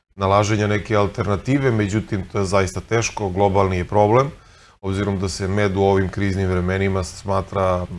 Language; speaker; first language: Serbian; native; Serbian